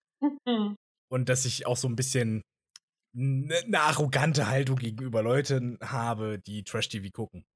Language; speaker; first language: German; native; German